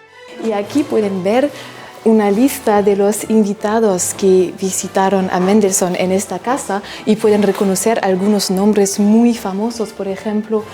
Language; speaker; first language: Spanish; non-native, fluent; German